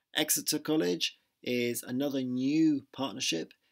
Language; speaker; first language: English; native; English